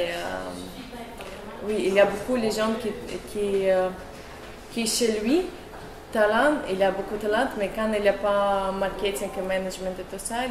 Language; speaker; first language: French; non-native, learner; Russian